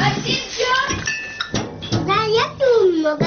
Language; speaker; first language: Russian; non-native, learner; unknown